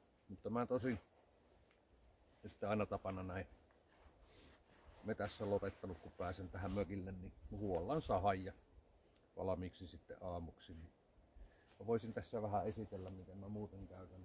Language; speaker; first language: Finnish; native; Finnish